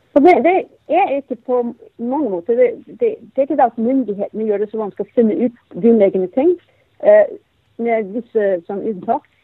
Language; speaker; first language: Norwegian; non-native, fluent; English